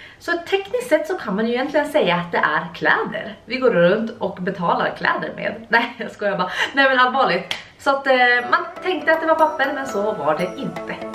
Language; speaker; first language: Swedish; native; Swedish